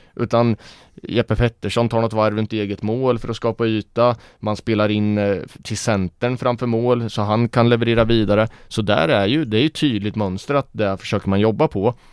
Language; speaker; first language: Swedish; native; Swedish